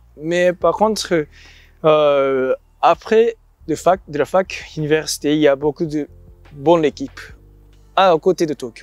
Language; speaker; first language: French; non-native, learner; Japanese